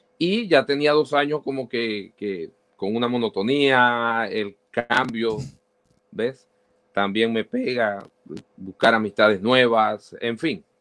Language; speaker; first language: Spanish; native; Spanish